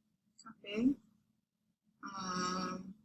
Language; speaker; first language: Spanish; non-native, learner; English